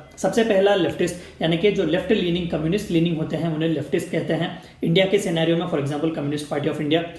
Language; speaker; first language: Hindi; native; Hindi